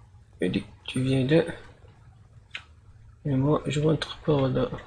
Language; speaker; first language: French; non-native, learner; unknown